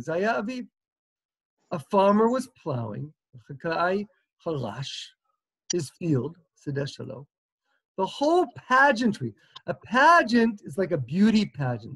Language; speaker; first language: English; native; English